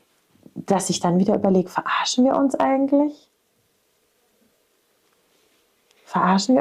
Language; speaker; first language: German; native; German